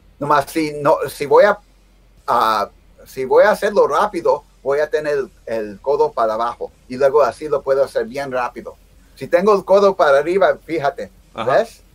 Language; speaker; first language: Spanish; early bilingual, heritage; Spanish